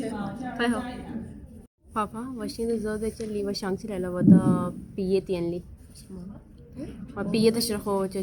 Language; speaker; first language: Chinese; non-native, fluent; Urdu